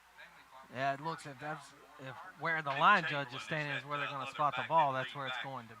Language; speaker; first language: English; native; English